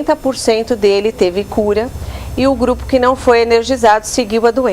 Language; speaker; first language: Portuguese; native; Portuguese